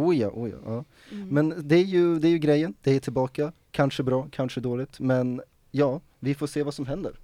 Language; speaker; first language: Swedish; native; Swedish